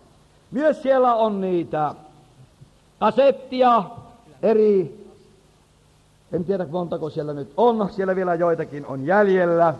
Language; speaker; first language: Finnish; native; Finnish